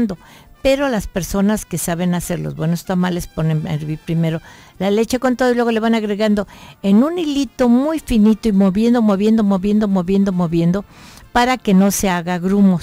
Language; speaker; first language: Spanish; native; Spanish